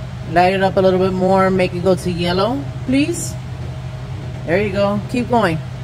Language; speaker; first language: English; native; English